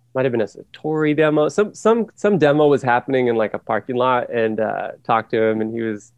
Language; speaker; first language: English; native; English